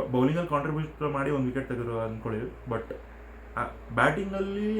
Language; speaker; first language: Kannada; non-native, local second language; Telugu